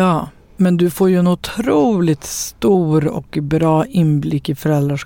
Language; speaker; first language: Swedish; native; Swedish